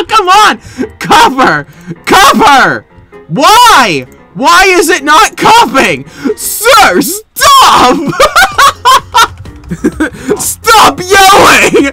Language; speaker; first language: English; native; English